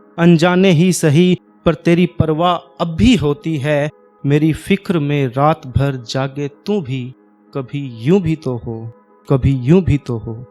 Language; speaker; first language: Hindi; native; Hindi